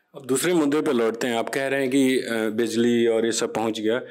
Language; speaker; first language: Hindi; native; Hindi